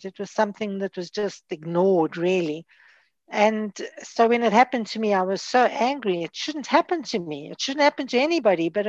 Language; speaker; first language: English; native; English